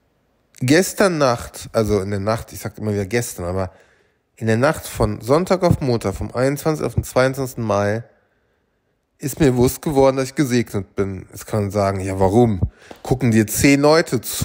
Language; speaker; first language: German; native; German